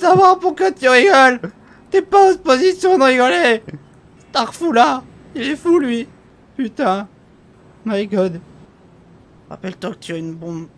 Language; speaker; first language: French; native; French